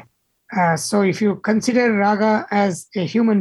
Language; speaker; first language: English; non-native, local second language; Kannada